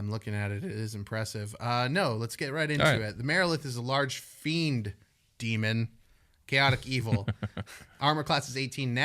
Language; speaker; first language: English; native; English